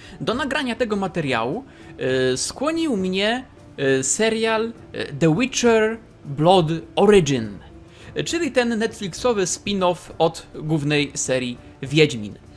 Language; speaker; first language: Polish; native; Polish